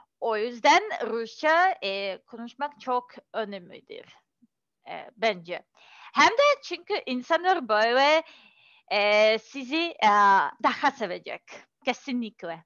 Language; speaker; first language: Turkish; non-native, learner; Russian